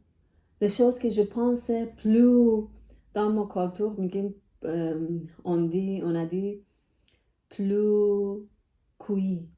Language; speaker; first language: French; non-native, learner; Persian